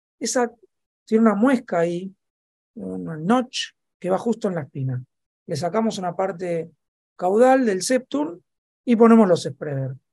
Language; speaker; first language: Spanish; native; Spanish